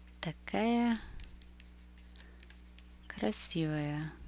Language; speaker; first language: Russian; non-native, fluent; English